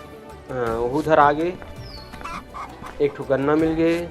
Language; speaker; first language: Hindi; non-native, local second language; Chhattisgarhi